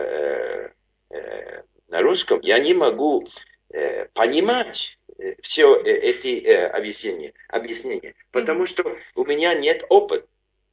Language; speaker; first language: Russian; non-native, learner; English